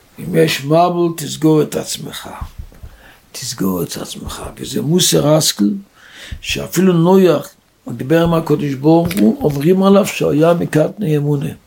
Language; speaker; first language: Hebrew; non-native, local second language; Yiddish